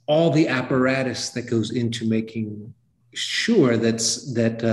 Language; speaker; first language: English; native; English